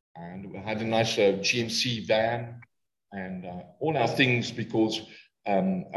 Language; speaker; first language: English; non-native, local second language; Afrikaans